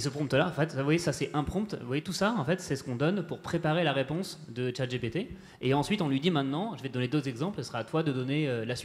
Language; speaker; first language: French; native; French